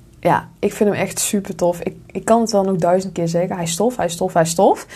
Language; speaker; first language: Dutch; native; Dutch